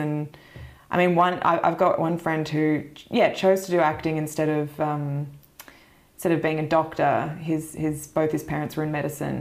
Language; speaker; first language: English; native; English